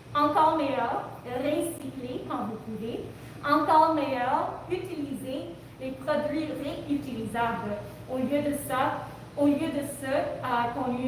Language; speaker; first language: French; non-native, local second language; English